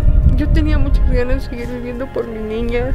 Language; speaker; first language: Spanish; native; Spanish